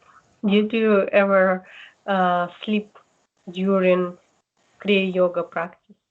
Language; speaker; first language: English; non-native, learner; Russian